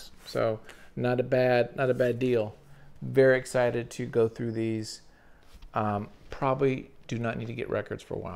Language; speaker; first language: English; native; English